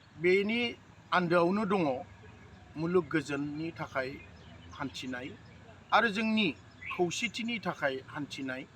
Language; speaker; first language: Bodo; native; Bodo